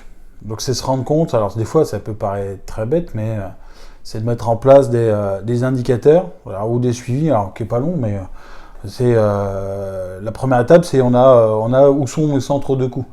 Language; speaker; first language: French; native; French